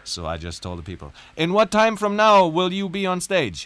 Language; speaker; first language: English; non-native, fluent; German